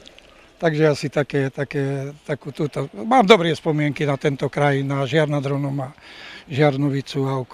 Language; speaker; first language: Slovak; native; Slovak